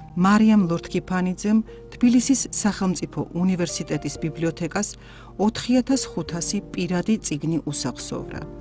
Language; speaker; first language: Georgian; native; Georgian